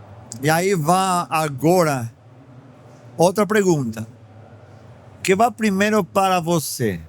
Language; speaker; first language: Portuguese; non-native, fluent; Spanish